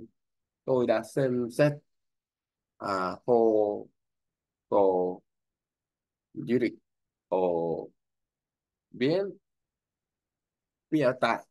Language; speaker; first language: Vietnamese; non-native, learner; Korean